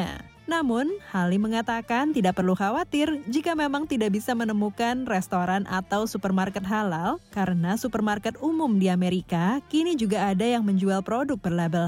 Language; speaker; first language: Indonesian; native; Indonesian